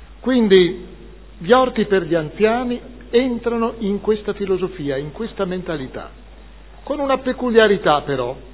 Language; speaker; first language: Italian; native; Italian